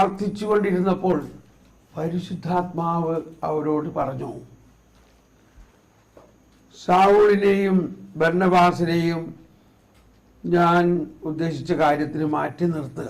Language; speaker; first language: Malayalam; native; Malayalam